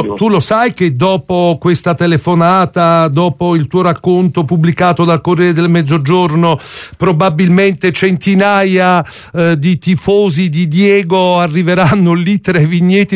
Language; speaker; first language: Italian; native; Italian